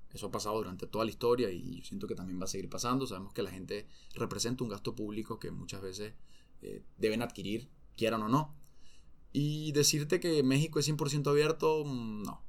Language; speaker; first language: Spanish; native; Spanish